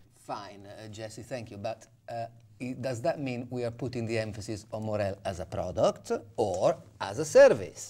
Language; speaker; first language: English; non-native, fluent; Italian